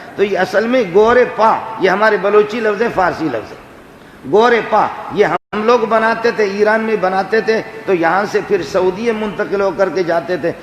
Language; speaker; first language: Urdu; non-native, local second language; Baluchi